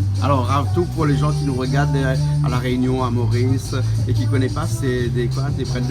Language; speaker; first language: French; native; French